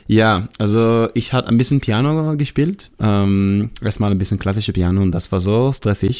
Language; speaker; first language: German; non-native, fluent; Hebrew